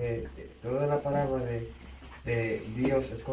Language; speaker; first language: Spanish; early bilingual, heritage; Spanish